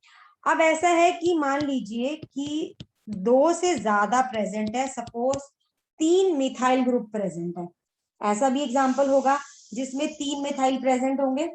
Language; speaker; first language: Hindi; native; Hindi